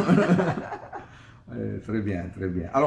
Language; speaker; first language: French; non-native, learner; Italian